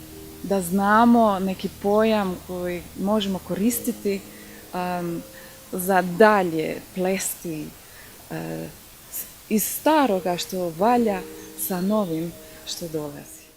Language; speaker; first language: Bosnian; early bilingual, heritage; Bosnian